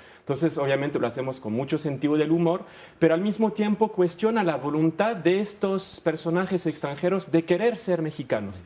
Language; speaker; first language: Spanish; non-native, fluent; French